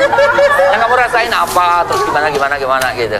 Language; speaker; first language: Indonesian; native; Indonesian